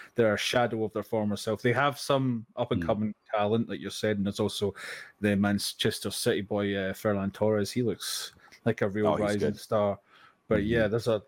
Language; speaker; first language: English; native; English